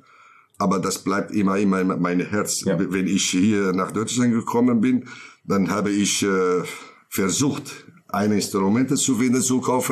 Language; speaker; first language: German; non-native, learner; Kurdish